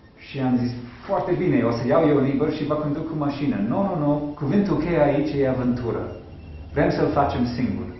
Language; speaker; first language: Romanian; non-native, fluent; English